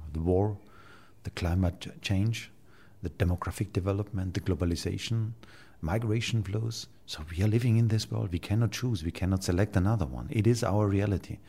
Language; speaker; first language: English; non-native, fluent; German